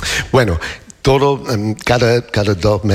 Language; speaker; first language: Spanish; non-native, fluent; English